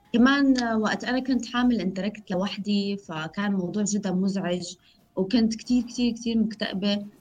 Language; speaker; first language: Arabic; non-native, local second language; Kurdish